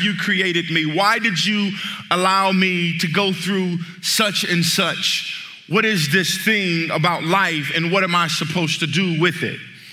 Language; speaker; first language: English; native; English